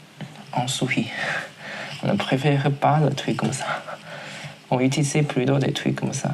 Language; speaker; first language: French; non-native, learner; Chinese